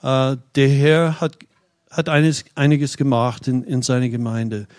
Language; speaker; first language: German; non-native, fluent; English